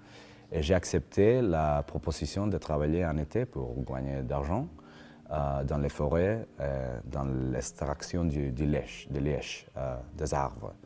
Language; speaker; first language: French; non-native, learner; Spanish